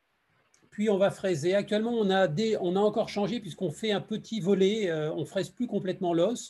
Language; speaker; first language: French; native; French